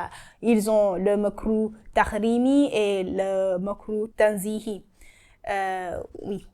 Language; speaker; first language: French; non-native, learner; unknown